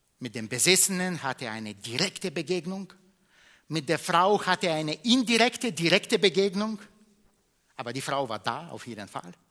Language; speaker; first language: German; non-native, fluent; Bulgarian